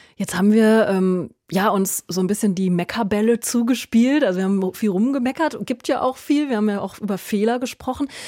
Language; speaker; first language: German; native; German